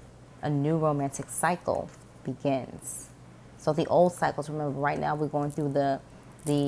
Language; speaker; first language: English; native; English